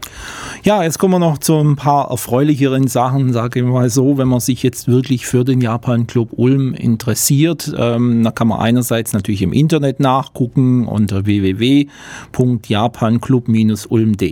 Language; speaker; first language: German; native; German